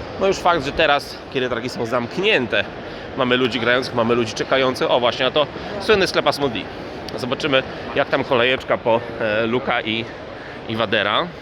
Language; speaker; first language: Polish; native; Polish